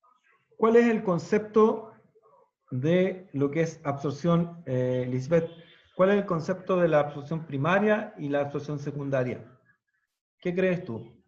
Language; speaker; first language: Spanish; native; Spanish